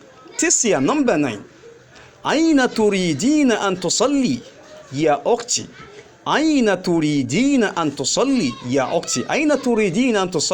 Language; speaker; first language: Arabic; non-native, fluent; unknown